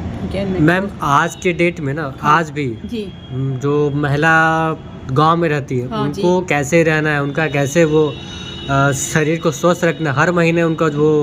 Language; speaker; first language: Hindi; native; Hindi